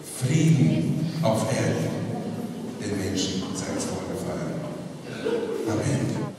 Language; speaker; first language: German; non-native, fluent; Russian